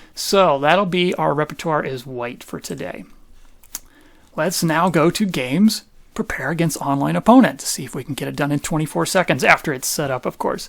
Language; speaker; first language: English; native; English